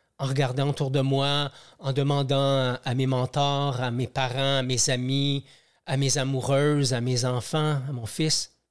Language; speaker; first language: French; native; French